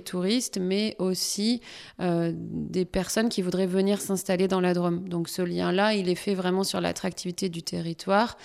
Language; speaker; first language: French; native; French